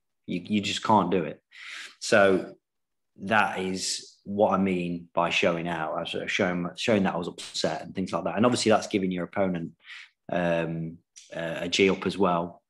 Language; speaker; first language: English; native; English